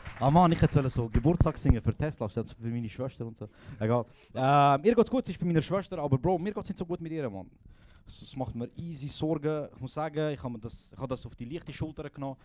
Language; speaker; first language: German; early bilingual, other home language; Croatian